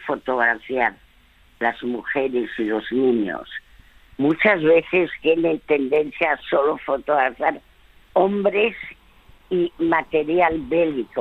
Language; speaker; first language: Spanish; early bilingual, other home language; French